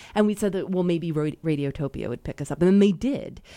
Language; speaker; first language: English; native; English